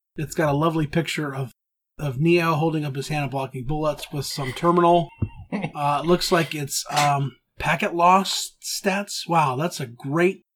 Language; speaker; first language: English; native; English